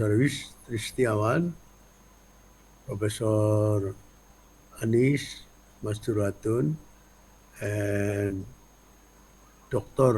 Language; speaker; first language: English; non-native, learner; Indonesian